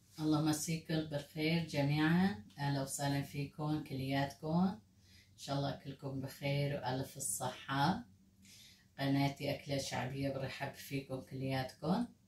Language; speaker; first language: Arabic; non-native, local second language; Kurdish